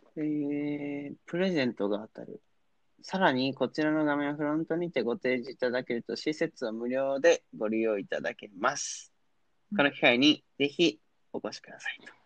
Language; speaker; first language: Japanese; native; Japanese